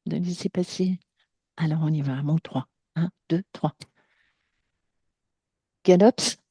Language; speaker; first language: French; native; French